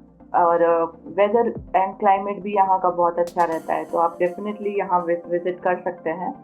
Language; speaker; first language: Hindi; native; Hindi